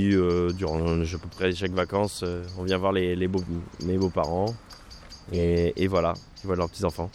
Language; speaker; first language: French; native; French